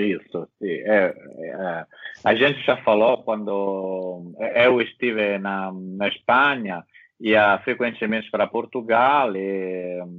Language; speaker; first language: Portuguese; non-native, learner; Italian